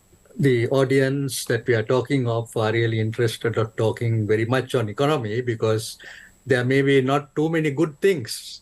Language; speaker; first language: English; non-native, local second language; Sinhala